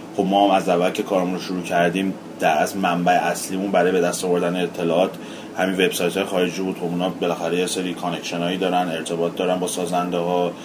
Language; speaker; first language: Persian; native; Persian